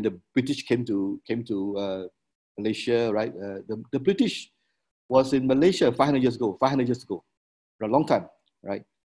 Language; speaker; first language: English; non-native, local second language; Min Nan Chinese